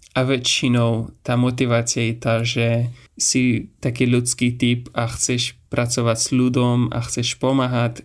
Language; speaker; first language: Slovak; non-native, fluent; Persian